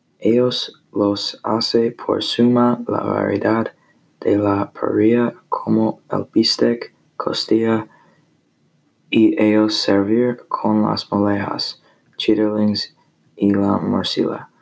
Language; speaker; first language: Spanish; non-native, learner; English